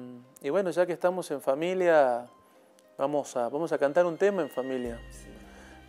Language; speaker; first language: Spanish; native; Spanish